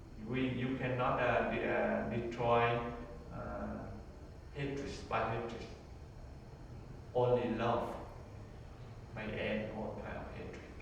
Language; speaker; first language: English; non-native, learner; Vietnamese